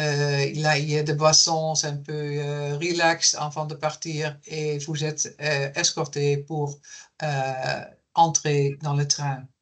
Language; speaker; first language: French; non-native, fluent; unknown